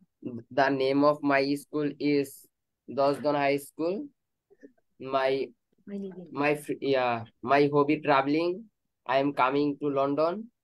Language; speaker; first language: English; non-native, learner; Bangla